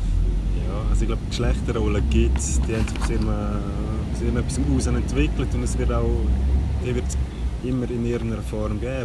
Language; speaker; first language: German; native; German